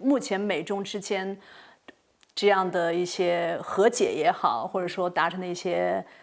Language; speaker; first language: Chinese; native; Chinese